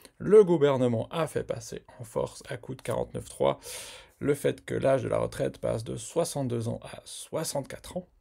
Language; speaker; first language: French; native; French